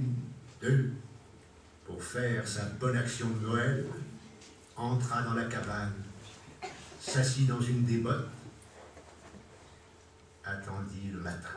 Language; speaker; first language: French; native; French